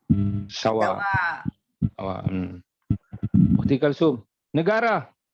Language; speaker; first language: Arabic; non-native, fluent; Malay